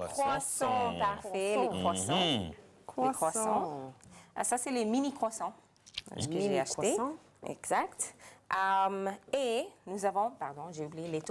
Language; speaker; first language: French; non-native, fluent; English